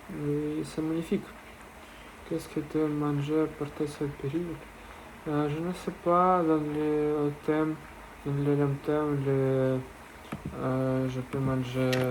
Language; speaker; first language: French; non-native, learner; Russian